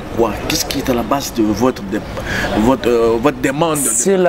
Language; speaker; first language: French; native; French